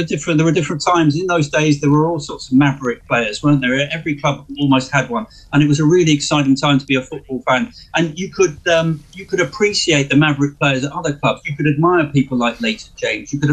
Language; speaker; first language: English; native; English